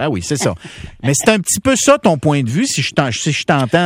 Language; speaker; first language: French; native; French